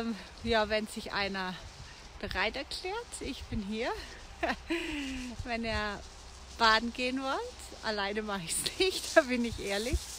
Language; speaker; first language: German; native; German